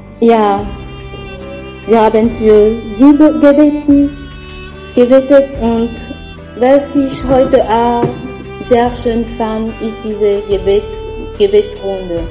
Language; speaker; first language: German; non-native, learner; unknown